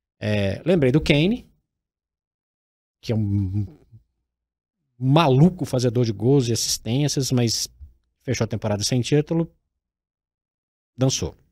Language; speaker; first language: Portuguese; native; Portuguese